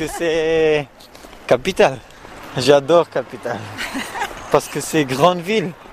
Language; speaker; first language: French; non-native, learner; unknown